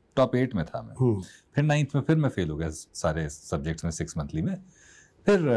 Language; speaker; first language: Hindi; native; Hindi